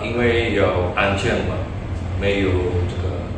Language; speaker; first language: Chinese; non-native, learner; Indonesian